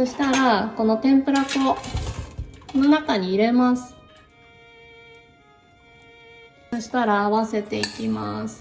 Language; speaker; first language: Japanese; native; Japanese